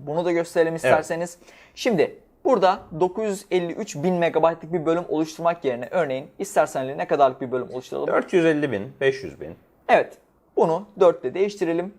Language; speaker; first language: Turkish; native; Turkish